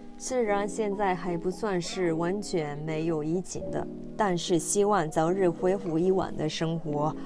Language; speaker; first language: Chinese; non-native, fluent; Japanese